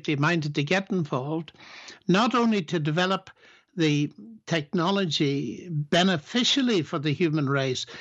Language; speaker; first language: English; native; English